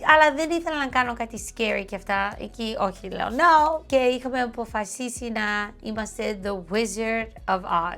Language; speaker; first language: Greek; early bilingual, heritage; Greek